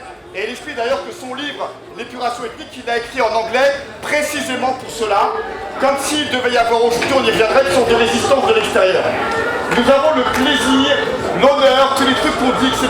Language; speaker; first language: French; native; French